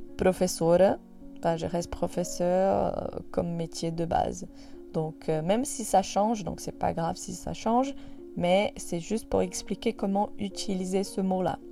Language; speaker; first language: French; non-native, fluent; Portuguese